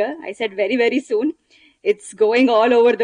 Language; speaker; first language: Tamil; non-native, learner; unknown